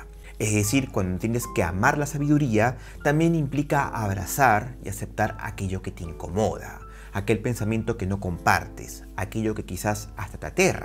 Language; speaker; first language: Spanish; native; Spanish